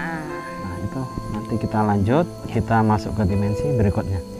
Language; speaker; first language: Indonesian; native; Indonesian